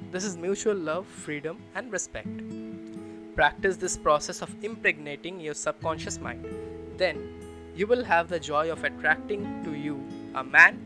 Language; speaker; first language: English; non-native, local second language; Bangla